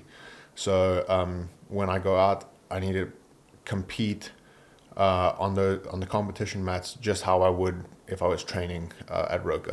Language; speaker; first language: English; native; English